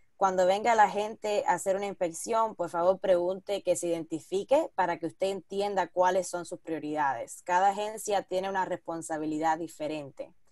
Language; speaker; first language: Spanish; early bilingual, heritage; Spanish